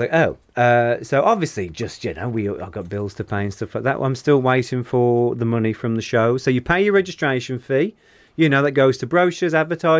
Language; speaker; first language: English; native; English